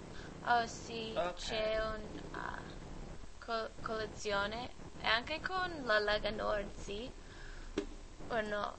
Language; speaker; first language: Italian; non-native, learner; English